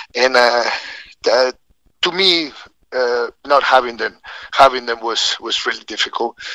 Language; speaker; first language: English; non-native, fluent; Spanish